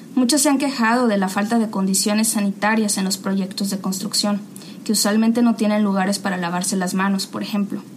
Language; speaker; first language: Spanish; native; Spanish